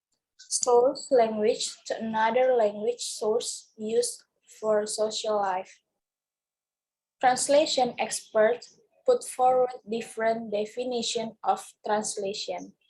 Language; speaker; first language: English; non-native, learner; Indonesian